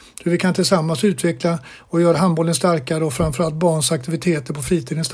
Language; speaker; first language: Swedish; native; Swedish